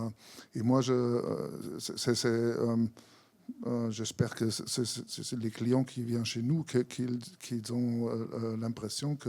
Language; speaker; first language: French; non-native, fluent; German